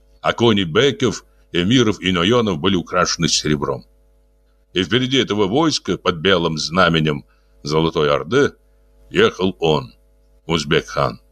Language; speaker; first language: Russian; native; Russian